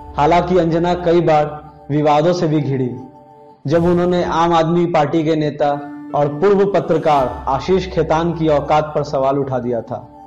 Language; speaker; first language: Hindi; native; Hindi